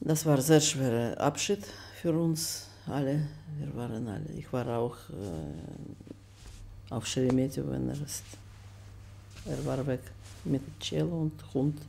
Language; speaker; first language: German; non-native, fluent; Russian